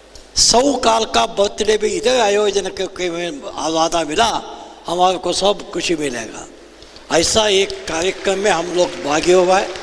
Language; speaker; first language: Hindi; non-native, local second language; Kannada